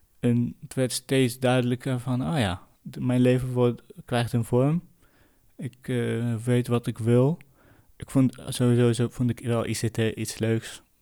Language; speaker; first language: Dutch; non-native, fluent; Kurdish